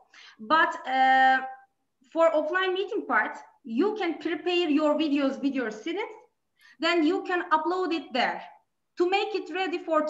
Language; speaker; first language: English; non-native, local second language; Turkish